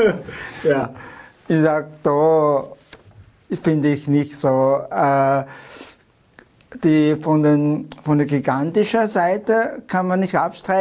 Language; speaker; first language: German; non-native, learner; Chinese